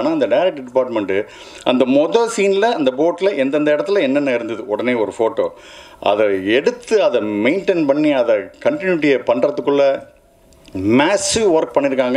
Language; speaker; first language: Tamil; native; Tamil